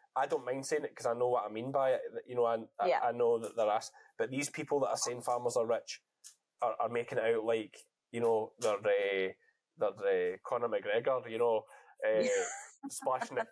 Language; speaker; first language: English; native; English